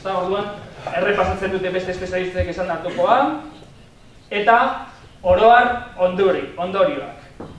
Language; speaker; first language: Basque; early bilingual, heritage; Basque